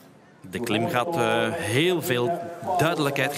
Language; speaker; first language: Dutch; native; Dutch